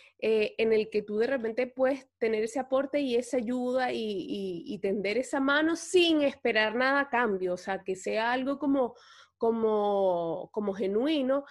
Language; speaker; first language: Spanish; native; Spanish